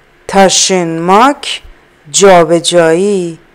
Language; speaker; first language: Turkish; non-native, fluent; Persian